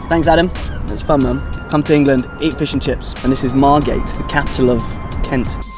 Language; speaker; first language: English; native; English